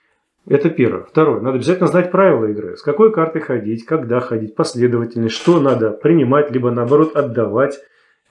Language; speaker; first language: Russian; native; Russian